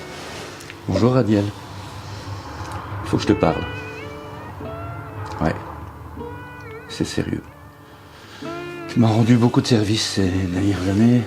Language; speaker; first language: French; native; French